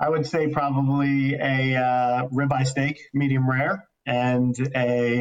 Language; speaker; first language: English; native; English